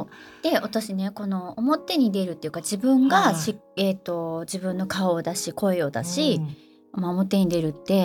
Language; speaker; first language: Japanese; native; Japanese